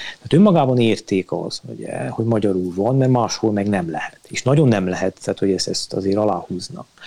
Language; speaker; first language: Hungarian; native; Hungarian